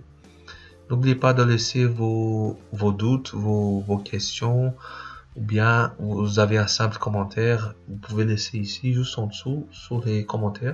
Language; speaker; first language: French; non-native, fluent; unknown